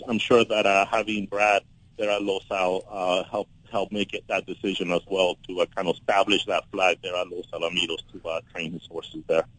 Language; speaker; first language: English; early bilingual, other home language; Spanish